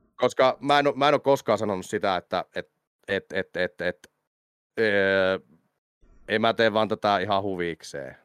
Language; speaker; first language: Finnish; native; Finnish